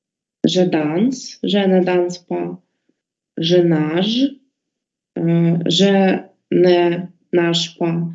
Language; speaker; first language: French; non-native, learner; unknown